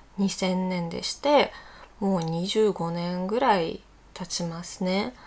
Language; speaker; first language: Japanese; non-native, fluent; Russian